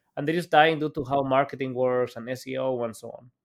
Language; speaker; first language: English; non-native, fluent; Spanish